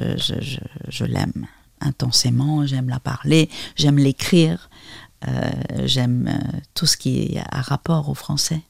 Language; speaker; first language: French; non-native, fluent; Spanish